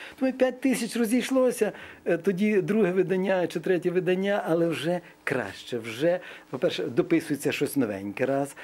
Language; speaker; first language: Ukrainian; non-native, local second language; Russian